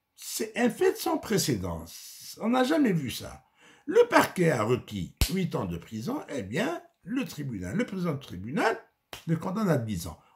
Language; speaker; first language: French; non-native, local second language; Arabic